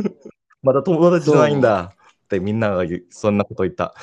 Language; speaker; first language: Japanese; non-native, learner; Indonesian